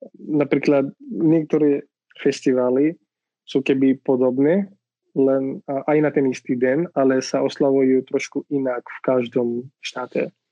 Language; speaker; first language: Slovak; non-native, fluent; Marathi